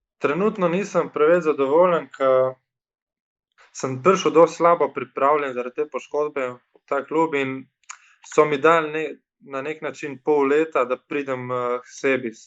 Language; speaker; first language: Slovenian; early bilingual, other home language; Bosnian